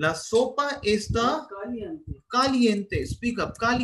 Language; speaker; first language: Spanish; non-native, fluent; Hindi